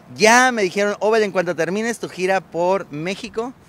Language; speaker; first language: Spanish; native; Spanish